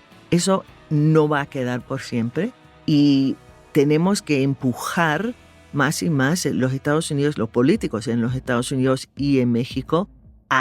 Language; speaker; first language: Spanish; non-native, fluent; English